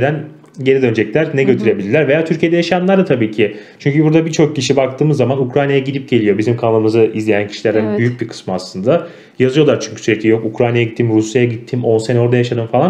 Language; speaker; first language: Turkish; native; Turkish